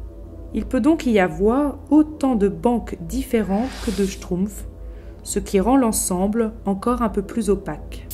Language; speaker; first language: French; native; French